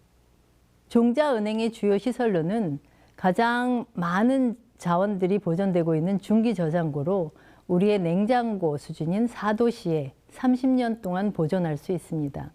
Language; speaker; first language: Korean; native; Korean